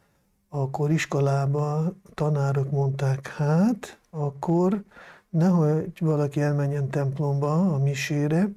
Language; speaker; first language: Hungarian; non-native, local second language; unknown